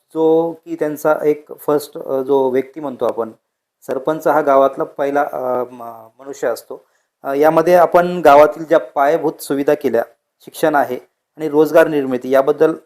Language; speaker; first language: Marathi; native; Marathi